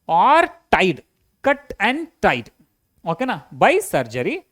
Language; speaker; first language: English; non-native, local second language; Kannada